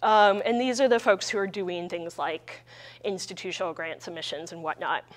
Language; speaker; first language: English; native; English